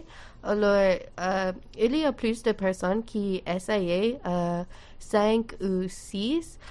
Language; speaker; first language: French; non-native, learner; English